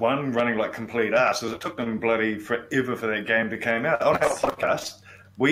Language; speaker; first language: English; native; English